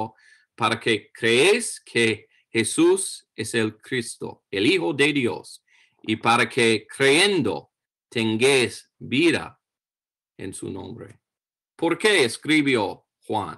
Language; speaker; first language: Spanish; non-native, learner; English